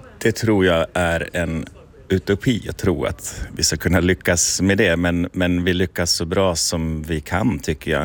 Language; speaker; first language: Swedish; native; Swedish